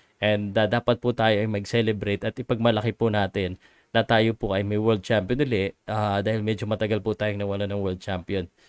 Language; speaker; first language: Filipino; native; Filipino